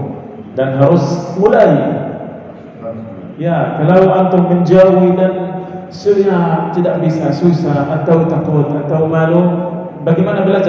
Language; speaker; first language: Indonesian; non-native, learner; Arabic